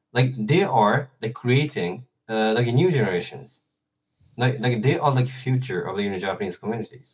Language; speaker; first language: English; non-native, fluent; Japanese